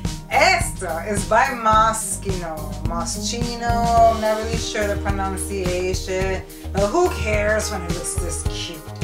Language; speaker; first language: English; early bilingual, other home language; Spanish